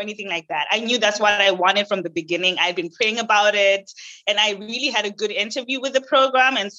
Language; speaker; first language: English; non-native, local second language; Shona